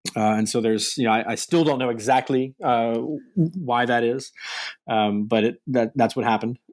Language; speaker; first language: English; native; English